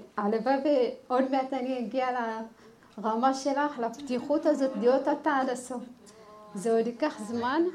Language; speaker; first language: Hebrew; early bilingual, other home language; Amharic